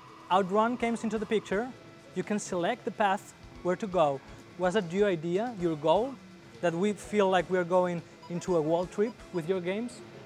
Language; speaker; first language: English; non-native, fluent; Spanish